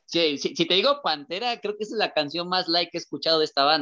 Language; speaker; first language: Spanish; native; Spanish